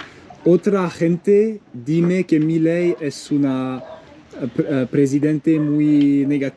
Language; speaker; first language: Spanish; non-native, learner; French